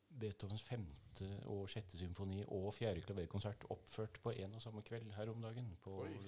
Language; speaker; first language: Norwegian; native; Norwegian